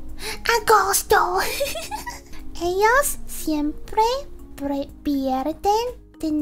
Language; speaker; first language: Spanish; non-native, learner; English